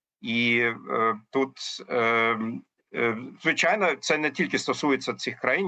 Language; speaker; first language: Ukrainian; non-native, fluent; German